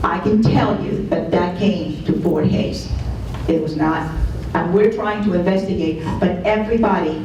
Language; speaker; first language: English; non-native, fluent; Spanish